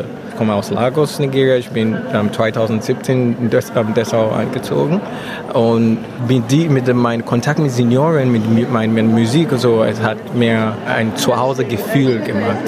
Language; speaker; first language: German; non-native, learner; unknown